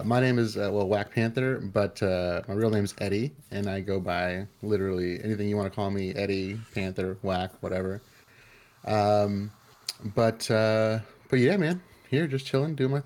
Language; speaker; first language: English; early bilingual, other home language; Spanish